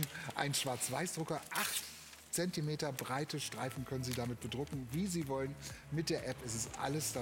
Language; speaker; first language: German; native; German